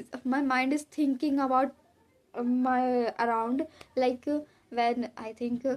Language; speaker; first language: English; non-native, learner; Hindi